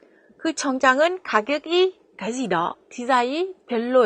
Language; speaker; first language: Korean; non-native, fluent; Vietnamese